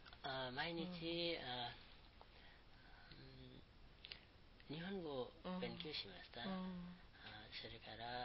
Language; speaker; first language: Japanese; non-native, learner; Nepali